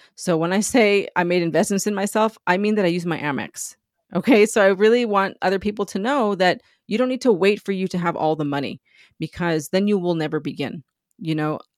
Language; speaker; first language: English; native; English